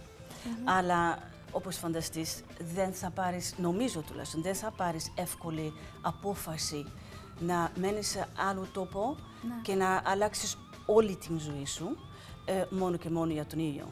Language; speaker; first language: Greek; non-native, fluent; Dutch